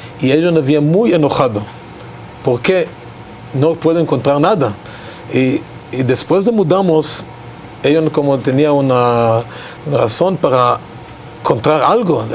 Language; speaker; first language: Spanish; non-native, learner; Hebrew